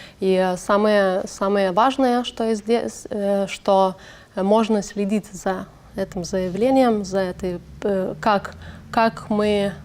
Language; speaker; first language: Russian; non-native, learner; Lithuanian